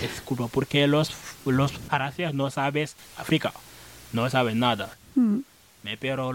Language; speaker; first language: Spanish; non-native, learner; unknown